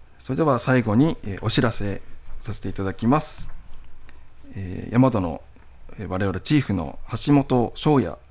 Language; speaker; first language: Japanese; native; Japanese